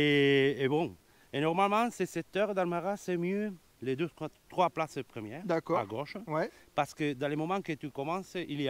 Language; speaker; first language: French; non-native, learner; Spanish